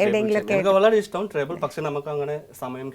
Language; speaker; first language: Malayalam; non-native, learner; Assamese